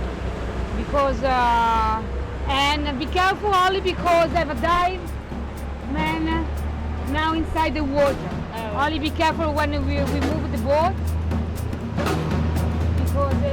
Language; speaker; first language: English; non-native, learner; Italian